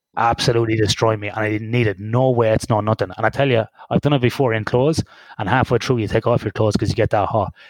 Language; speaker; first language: English; native; English